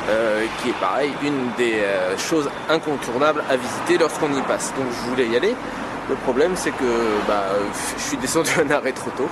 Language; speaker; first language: French; native; French